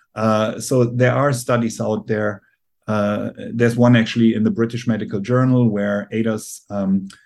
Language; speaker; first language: English; non-native, fluent; German